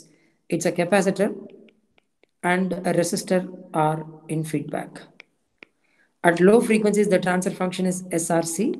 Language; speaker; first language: English; non-native, local second language; Tamil